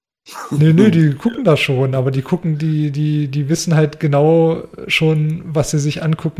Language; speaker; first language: German; native; German